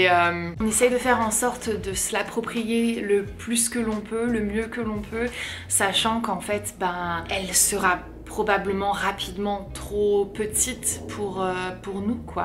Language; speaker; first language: French; native; French